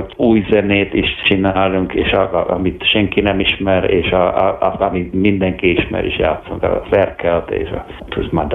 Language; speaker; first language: Hungarian; non-native, fluent; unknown